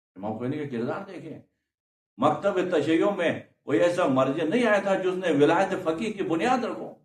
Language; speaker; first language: Urdu; non-native, local second language; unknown